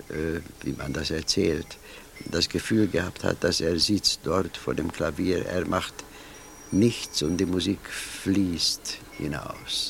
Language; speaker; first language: German; non-native, fluent; Hungarian